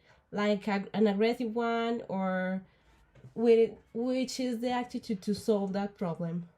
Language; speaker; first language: English; non-native, learner; Spanish